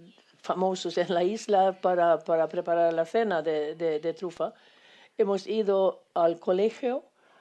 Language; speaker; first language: Spanish; non-native, fluent; Swedish